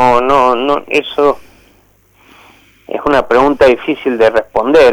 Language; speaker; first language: Spanish; native; Spanish